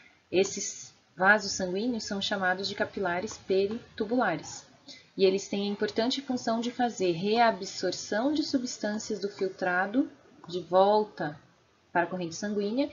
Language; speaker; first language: Portuguese; native; Portuguese